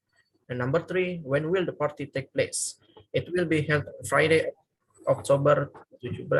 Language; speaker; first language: English; non-native, learner; Indonesian